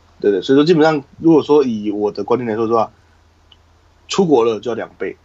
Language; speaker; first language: Chinese; native; Chinese